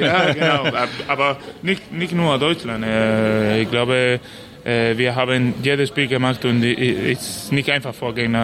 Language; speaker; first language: German; non-native, learner; Spanish